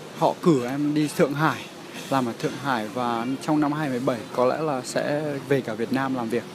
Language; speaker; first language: Vietnamese; early bilingual, heritage; Vietnamese